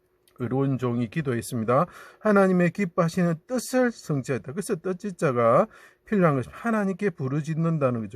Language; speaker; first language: Korean; native; Korean